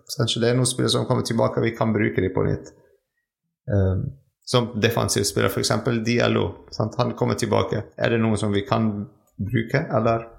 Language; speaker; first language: Norwegian; non-native, fluent; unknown